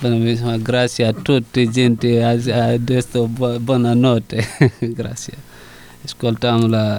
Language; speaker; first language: Italian; non-native, learner; Susu